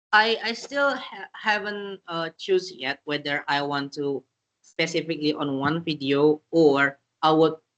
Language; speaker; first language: English; non-native, learner; Indonesian